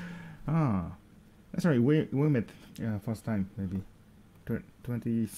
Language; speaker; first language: English; non-native, learner; Japanese